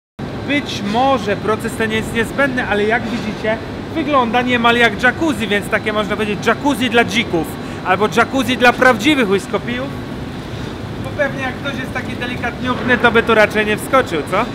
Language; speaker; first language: Polish; native; Polish